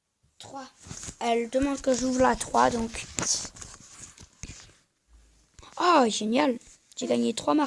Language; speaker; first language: French; native; French